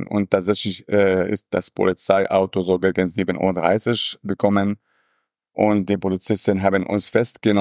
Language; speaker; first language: German; non-native, fluent; Arabic